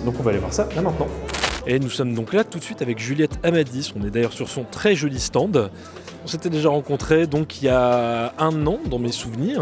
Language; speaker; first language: French; native; French